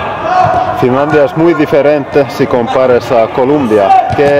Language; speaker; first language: Spanish; non-native, learner; Finnish